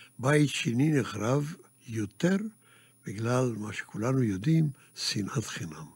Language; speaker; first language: Hebrew; early bilingual, other home language; Yiddish